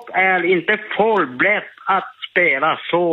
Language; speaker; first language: Swedish; non-native, learner; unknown